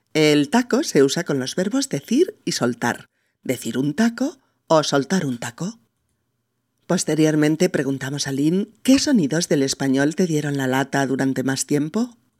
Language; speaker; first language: Spanish; native; Spanish